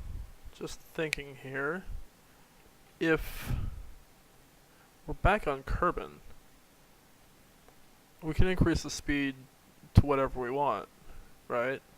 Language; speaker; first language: English; native; English